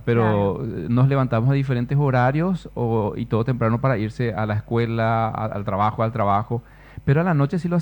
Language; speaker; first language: Spanish; native; Spanish